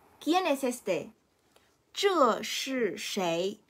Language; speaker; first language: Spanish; non-native, fluent; Chinese